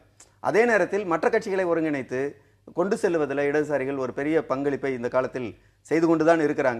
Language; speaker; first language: Tamil; native; Tamil